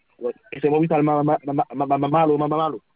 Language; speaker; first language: Spanish; non-native, learner; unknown